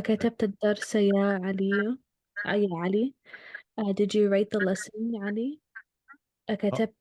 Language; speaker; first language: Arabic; non-native, learner; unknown